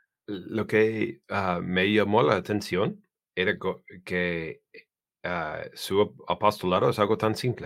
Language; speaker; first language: Spanish; non-native, learner; English